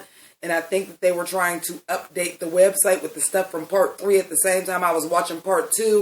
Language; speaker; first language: English; native; English